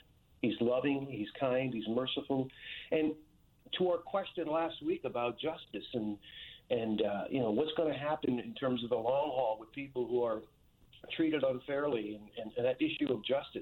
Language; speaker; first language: English; native; English